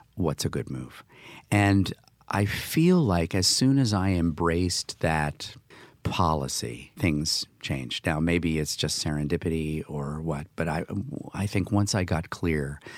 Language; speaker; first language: English; native; English